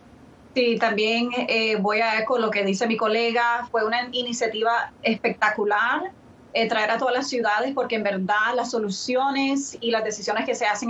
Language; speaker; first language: Spanish; early bilingual, other home language; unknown